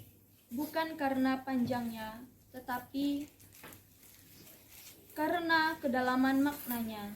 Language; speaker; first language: Indonesian; native; Indonesian